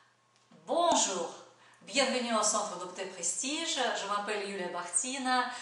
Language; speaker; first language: French; non-native, fluent; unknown